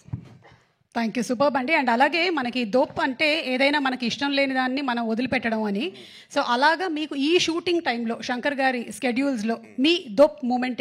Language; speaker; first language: Telugu; native; Telugu